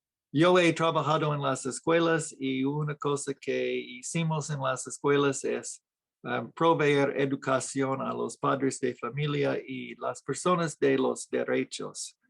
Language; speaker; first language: Spanish; non-native, fluent; English